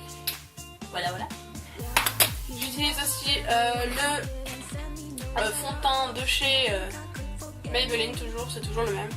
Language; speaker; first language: French; native; French